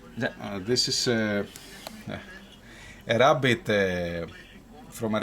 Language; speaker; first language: English; non-native, fluent; Greek